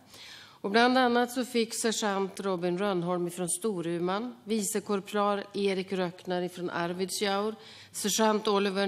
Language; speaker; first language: Swedish; native; Swedish